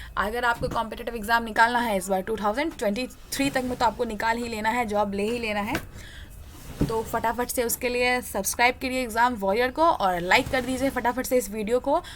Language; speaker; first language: Hindi; native; Hindi